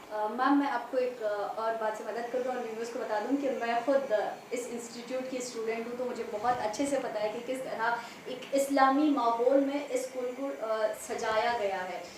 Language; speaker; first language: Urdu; native; Urdu